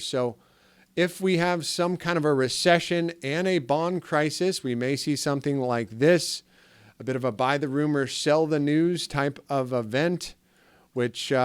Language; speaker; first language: English; native; English